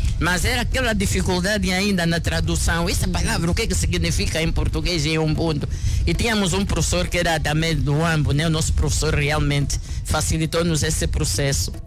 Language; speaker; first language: Portuguese; non-native, local second language; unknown